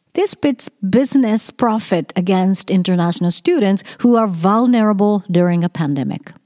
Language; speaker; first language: English; non-native, fluent; Japanese